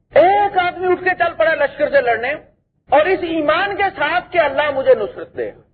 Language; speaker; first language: Urdu; non-native, local second language; Punjabi